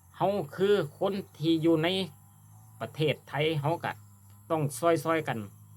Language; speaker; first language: Thai; native; Thai